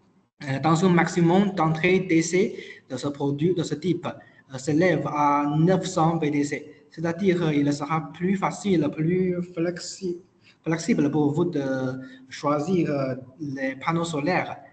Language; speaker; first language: French; non-native, learner; Chinese